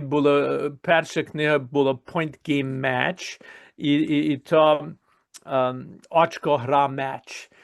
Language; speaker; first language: Ukrainian; early bilingual, heritage; Ukrainian